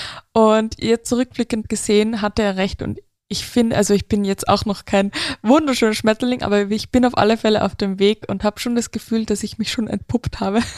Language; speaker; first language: German; native; German